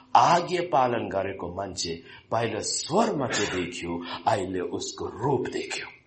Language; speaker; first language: Nepali; non-native, fluent; Malayalam